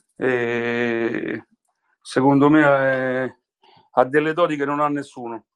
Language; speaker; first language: Italian; native; Italian